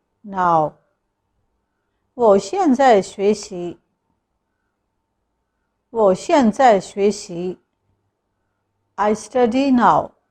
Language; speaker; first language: Chinese; non-native, fluent; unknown